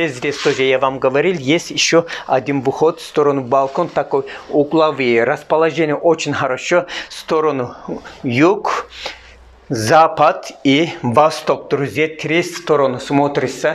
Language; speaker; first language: Russian; non-native, learner; Turkish